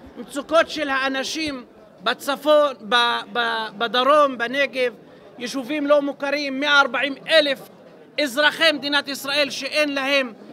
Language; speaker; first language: Hebrew; non-native, local second language; Arabic